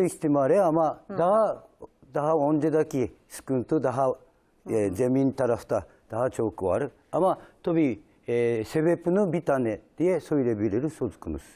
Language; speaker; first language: Turkish; non-native, learner; Japanese